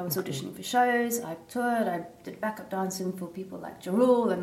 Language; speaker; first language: English; native; English